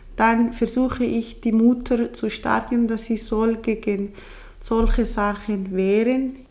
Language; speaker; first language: German; non-native, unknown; Somali